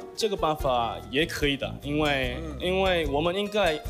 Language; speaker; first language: Chinese; non-native, learner; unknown